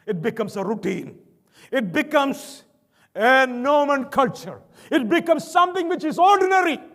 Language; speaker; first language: English; non-native, local second language; Malayalam